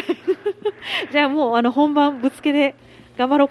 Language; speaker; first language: Japanese; native; Japanese